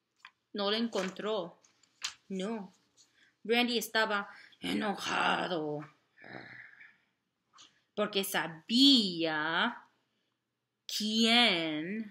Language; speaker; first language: Spanish; non-native, fluent; English